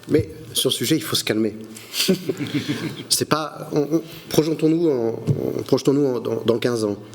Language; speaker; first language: French; native; French